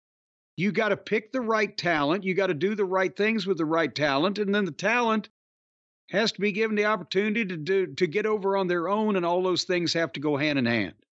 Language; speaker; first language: English; native; English